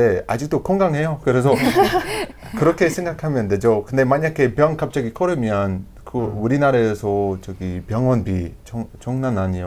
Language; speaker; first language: Korean; non-native, learner; English